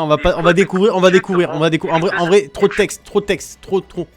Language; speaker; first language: French; native; French